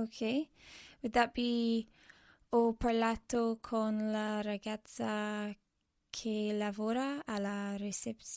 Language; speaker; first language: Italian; non-native, learner; English